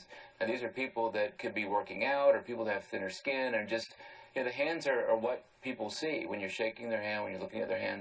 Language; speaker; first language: English; native; English